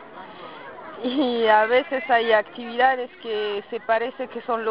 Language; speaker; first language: Spanish; non-native, fluent; French